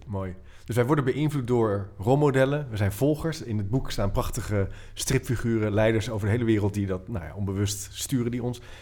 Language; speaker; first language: Dutch; native; Dutch